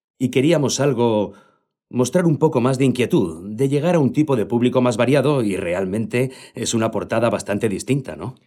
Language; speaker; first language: Spanish; non-native, local second language; Catalan